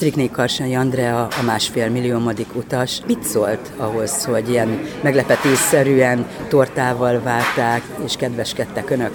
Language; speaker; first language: Hungarian; native; Hungarian